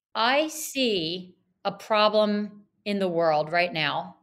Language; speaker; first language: English; native; English